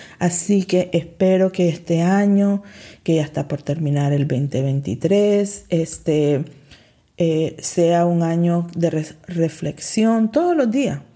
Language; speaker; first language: Spanish; early bilingual, heritage; Spanish